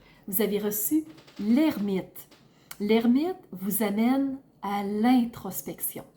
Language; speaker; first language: French; native; French